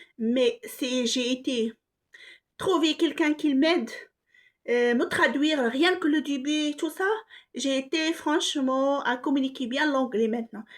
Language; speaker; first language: French; non-native, local second language; Arabic